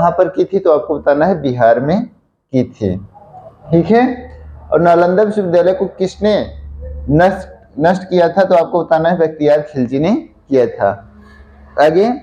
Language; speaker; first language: Hindi; native; Hindi